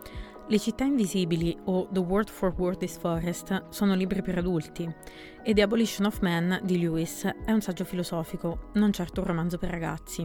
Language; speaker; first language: Italian; native; Italian